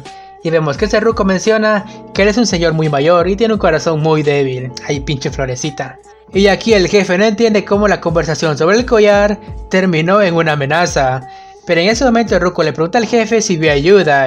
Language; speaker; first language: Spanish; native; Spanish